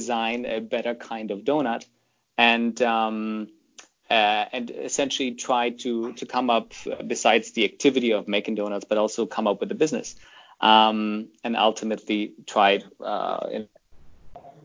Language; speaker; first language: English; non-native, fluent; German